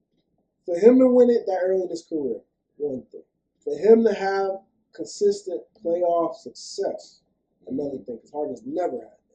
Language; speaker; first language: English; native; English